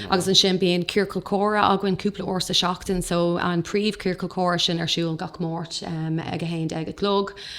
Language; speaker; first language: Irish; non-native, local second language; English